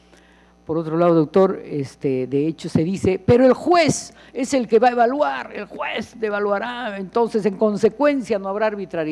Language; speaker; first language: Spanish; native; Spanish